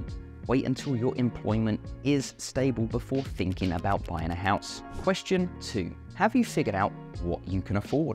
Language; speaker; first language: English; native; English